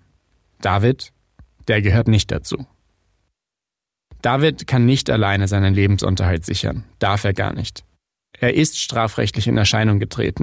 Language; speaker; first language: German; native; German